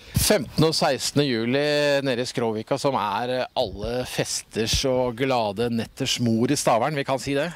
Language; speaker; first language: Norwegian; native; Norwegian